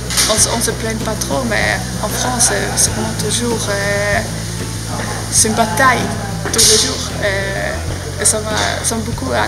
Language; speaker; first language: French; non-native, fluent; Swedish